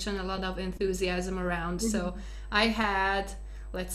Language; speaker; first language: English; non-native, fluent; Italian